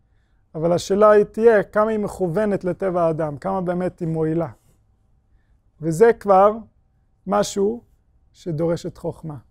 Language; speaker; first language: Hebrew; non-native, fluent; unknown